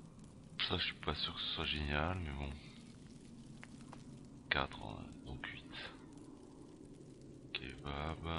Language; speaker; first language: French; native; French